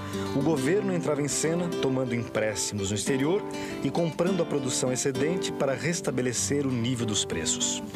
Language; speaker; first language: Portuguese; native; Portuguese